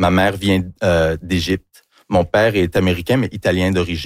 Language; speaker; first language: French; early bilingual, other home language; English